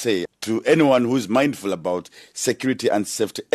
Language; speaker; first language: English; non-native, local second language; Kinyarwanda